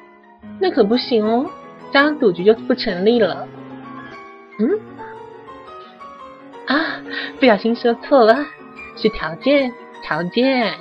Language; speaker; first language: Chinese; native; Chinese